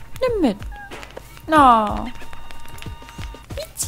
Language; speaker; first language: German; native; German